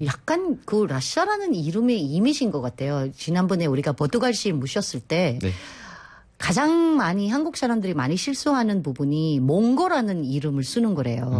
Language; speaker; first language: Korean; non-native, fluent; Filipino